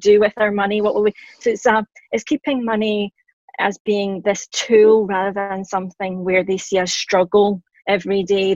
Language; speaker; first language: English; native; English